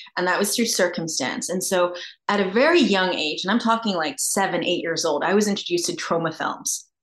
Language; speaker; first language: English; native; English